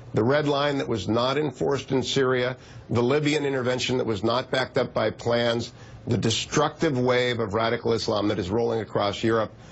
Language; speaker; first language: English; native; English